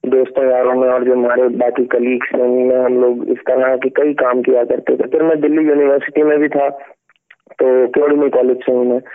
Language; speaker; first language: Hindi; native; Hindi